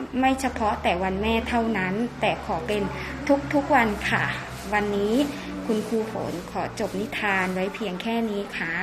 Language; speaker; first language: Thai; native; Thai